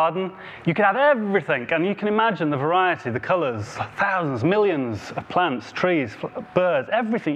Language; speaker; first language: English; native; English